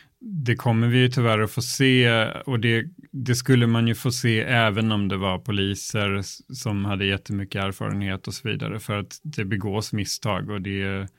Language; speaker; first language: Swedish; native; Swedish